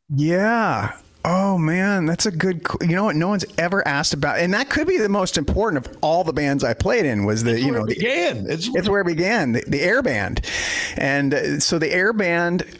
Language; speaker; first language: English; native; English